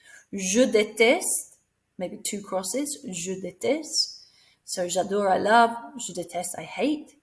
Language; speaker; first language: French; non-native, fluent; English